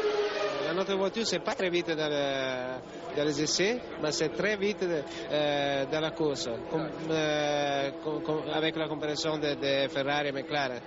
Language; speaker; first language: French; non-native, learner; Italian